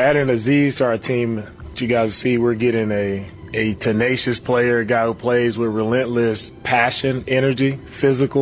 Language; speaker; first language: English; native; English